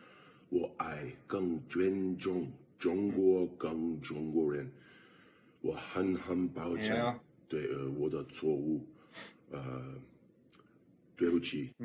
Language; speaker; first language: Chinese; non-native, learner; English